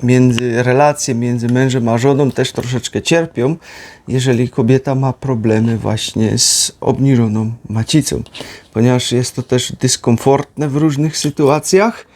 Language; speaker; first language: Polish; native; Polish